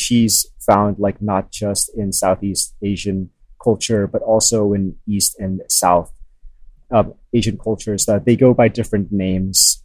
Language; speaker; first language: English; non-native, local second language; Filipino